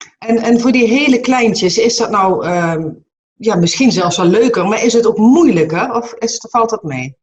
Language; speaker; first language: Dutch; native; Dutch